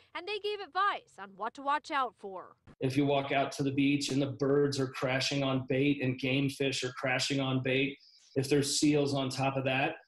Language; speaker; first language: English; native; English